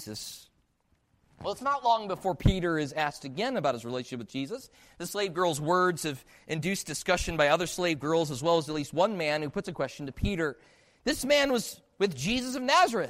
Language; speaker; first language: English; native; English